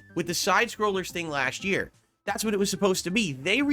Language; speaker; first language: English; native; English